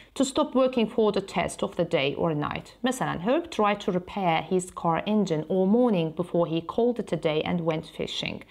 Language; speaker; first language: English; non-native, fluent; Azerbaijani